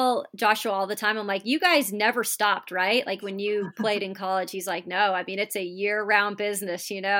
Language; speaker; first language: English; native; English